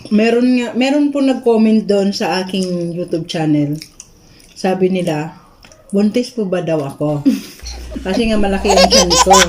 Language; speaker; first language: Filipino; non-native, local second language; Bikol